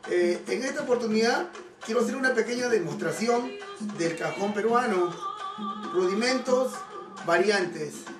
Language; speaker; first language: Spanish; native; Spanish